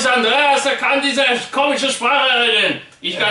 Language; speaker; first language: German; non-native, learner; Polish